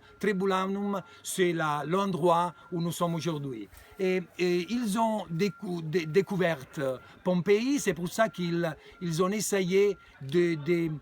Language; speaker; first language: French; non-native, fluent; Italian